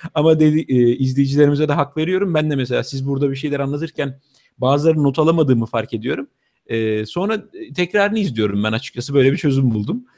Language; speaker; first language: Turkish; native; Turkish